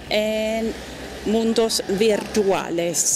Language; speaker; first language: Spanish; non-native, fluent; German